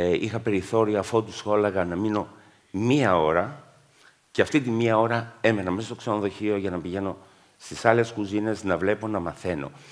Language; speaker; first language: Greek; native; Greek